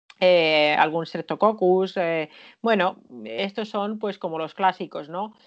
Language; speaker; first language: Spanish; non-native, fluent; Finnish